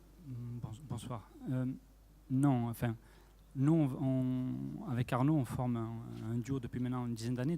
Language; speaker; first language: French; native; French